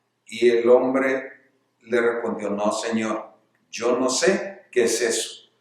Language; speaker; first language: Spanish; native; Spanish